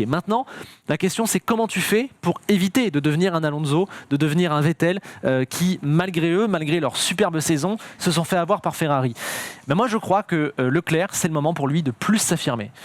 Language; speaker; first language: French; native; French